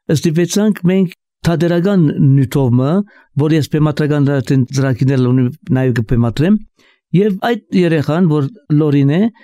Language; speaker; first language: Armenian; early bilingual, heritage; Armenian